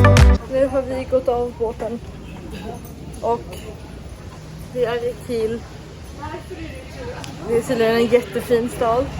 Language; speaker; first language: Swedish; early bilingual, heritage; Swedish